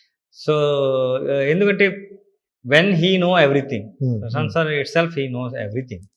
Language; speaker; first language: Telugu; non-native, learner; Kannada